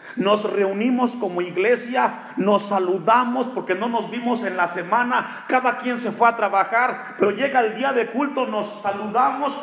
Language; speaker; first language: Spanish; native; Spanish